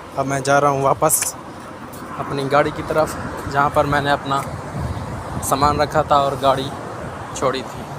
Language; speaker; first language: Hindi; non-native, local second language; Punjabi